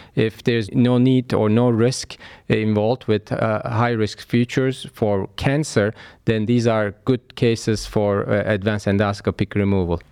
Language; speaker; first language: English; non-native, fluent; Turkish